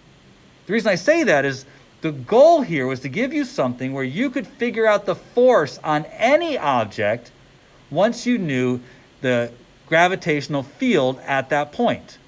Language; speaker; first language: English; native; English